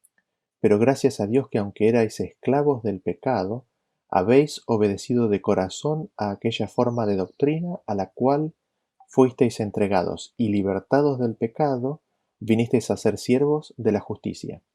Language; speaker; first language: Spanish; native; Spanish